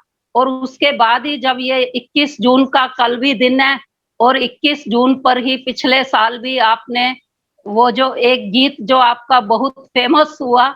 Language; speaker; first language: Hindi; native; Hindi